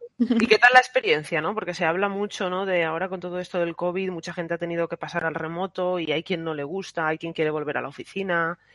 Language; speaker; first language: Spanish; native; Spanish